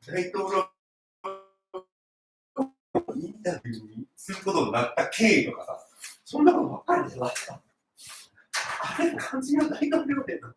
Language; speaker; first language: Japanese; native; Japanese